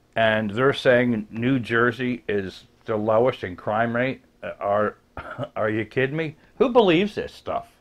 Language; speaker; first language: English; native; English